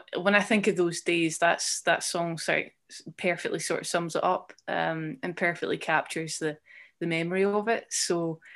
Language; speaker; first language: English; native; English